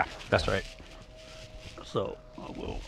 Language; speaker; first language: English; native; English